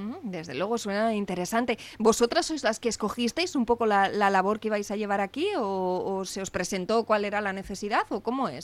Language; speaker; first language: Spanish; native; Spanish